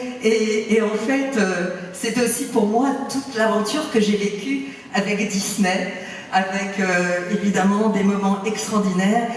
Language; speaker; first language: French; native; French